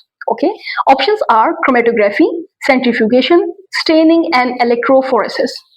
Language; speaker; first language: English; non-native, local second language; Urdu